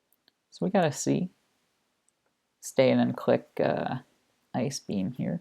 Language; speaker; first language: English; native; English